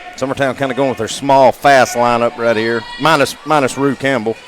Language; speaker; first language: English; native; English